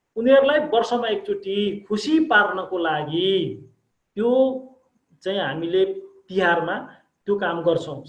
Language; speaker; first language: Nepali; non-native, local second language; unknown